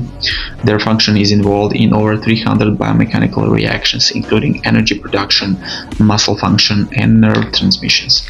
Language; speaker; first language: English; non-native, fluent; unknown